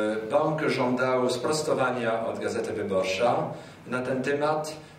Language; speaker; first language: Polish; non-native, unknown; French